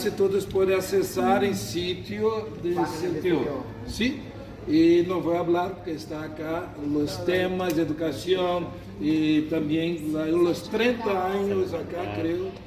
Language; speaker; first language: Spanish; non-native, learner; Portuguese